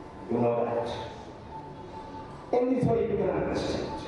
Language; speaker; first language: English; non-native, local second language; Bangla